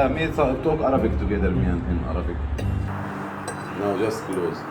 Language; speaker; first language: English; non-native, learner; Arabic